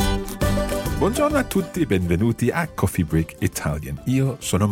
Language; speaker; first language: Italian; non-native, fluent; English